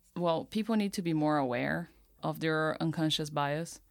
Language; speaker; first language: English; non-native, fluent; Portuguese